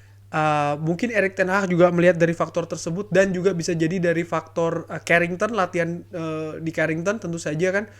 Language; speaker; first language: Indonesian; native; Indonesian